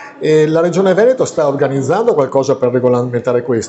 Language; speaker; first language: Italian; native; Italian